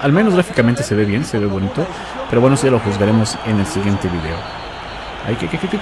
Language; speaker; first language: Spanish; native; Spanish